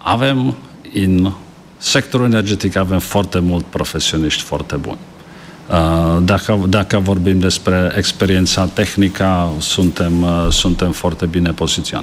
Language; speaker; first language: Romanian; non-native, learner; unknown